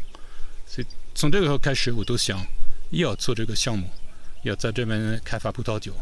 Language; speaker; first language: Chinese; non-native, fluent; French